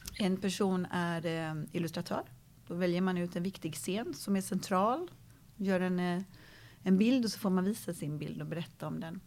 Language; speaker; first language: Swedish; native; Swedish